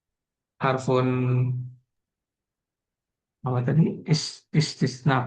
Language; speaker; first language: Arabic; non-native, learner; Indonesian